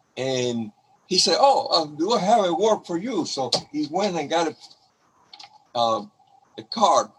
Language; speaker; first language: English; non-native, fluent; Spanish